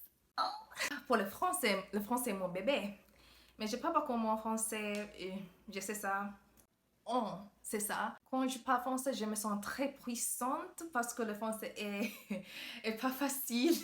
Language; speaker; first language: French; non-native, learner; English